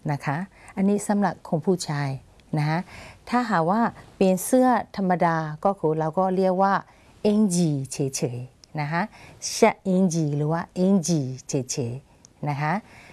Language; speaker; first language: Thai; non-native, fluent; Burmese